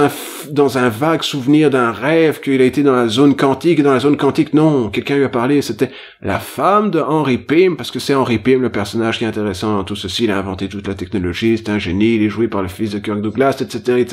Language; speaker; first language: French; native; French